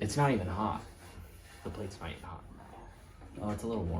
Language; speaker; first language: English; native; English